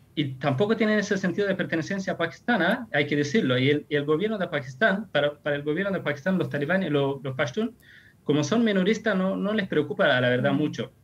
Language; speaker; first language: Spanish; non-native, fluent; Persian